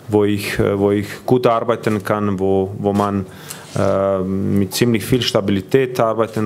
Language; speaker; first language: German; non-native, fluent; Croatian